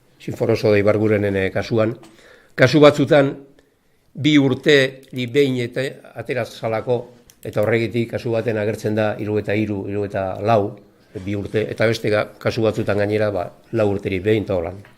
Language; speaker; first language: Basque; native; Basque